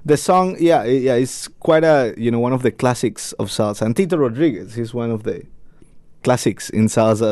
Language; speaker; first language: English; non-native, fluent; Spanish